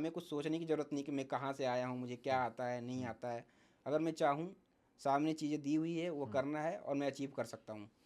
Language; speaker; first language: Hindi; native; Hindi